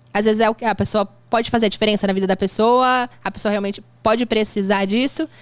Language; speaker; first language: Portuguese; native; Portuguese